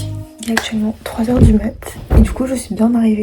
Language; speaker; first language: French; non-native, local second language; Malagasy